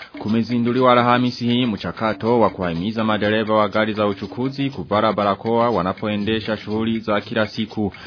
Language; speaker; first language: Swahili; non-native, local second language; Rundi